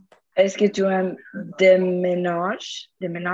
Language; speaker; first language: French; non-native, learner; Spanish